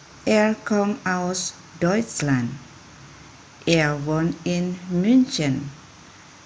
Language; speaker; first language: German; non-native, fluent; Indonesian